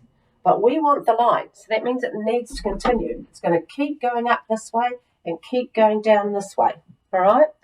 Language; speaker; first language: English; native; English